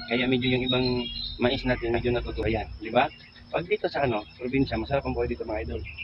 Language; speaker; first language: Filipino; non-native, local second language; Cebuano